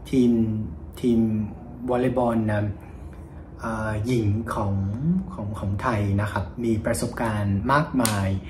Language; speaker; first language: Thai; non-native, fluent; Vietnamese